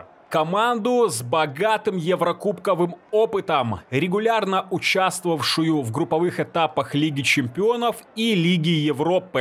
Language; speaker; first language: Russian; native; Russian